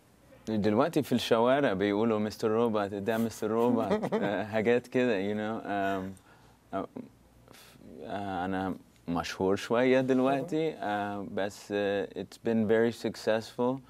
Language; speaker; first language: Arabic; early bilingual, heritage; English